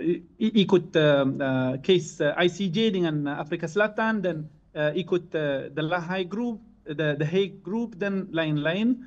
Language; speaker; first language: Indonesian; non-native, fluent; Arabic